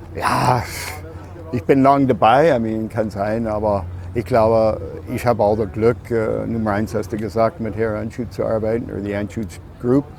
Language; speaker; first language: German; non-native, fluent; English